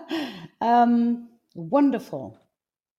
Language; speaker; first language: English; non-native, fluent; Greek